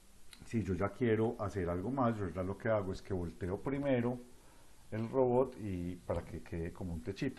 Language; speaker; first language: Spanish; native; Spanish